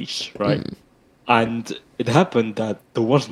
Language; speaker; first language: English; non-native, fluent; French